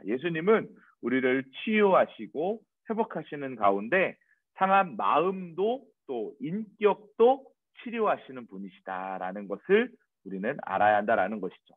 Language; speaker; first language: Korean; native; Korean